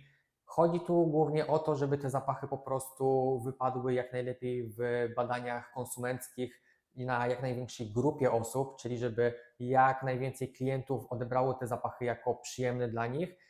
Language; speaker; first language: Polish; native; Polish